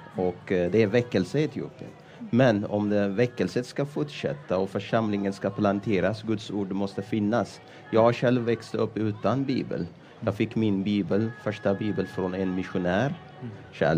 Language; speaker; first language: Swedish; non-native, fluent; Amharic